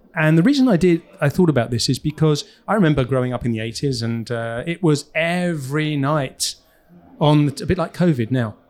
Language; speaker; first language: English; native; English